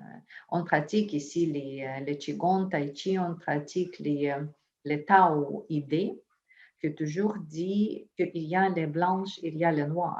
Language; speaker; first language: French; non-native, fluent; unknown